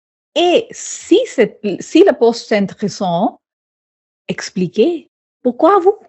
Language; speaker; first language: French; non-native, fluent; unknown